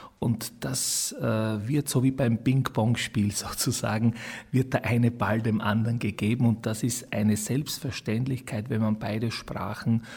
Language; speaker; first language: German; non-native, local second language; Croatian